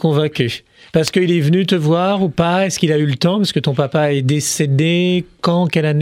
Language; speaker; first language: French; native; French